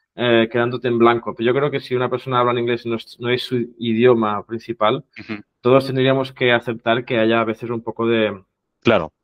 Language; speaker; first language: Spanish; non-native, local second language; Catalan